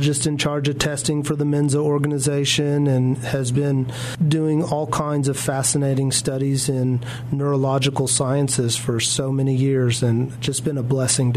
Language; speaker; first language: English; native; English